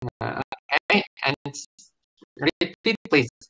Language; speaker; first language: English; non-native, learner; Russian